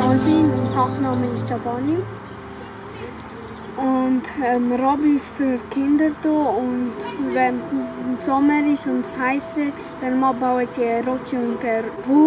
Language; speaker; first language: German; early bilingual, other home language; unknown